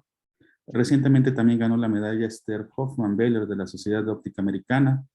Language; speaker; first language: Spanish; native; Spanish